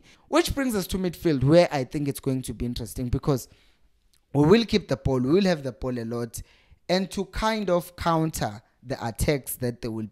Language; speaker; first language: English; non-native, local second language; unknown